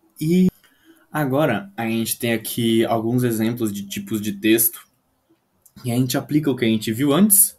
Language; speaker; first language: Portuguese; native; Portuguese